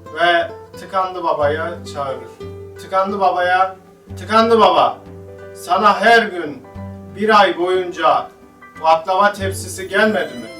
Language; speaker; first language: Turkish; native; Turkish